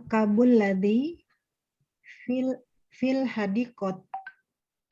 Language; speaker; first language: Arabic; non-native, learner; Indonesian